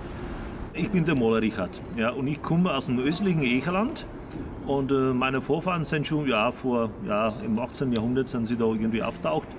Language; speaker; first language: German; native; German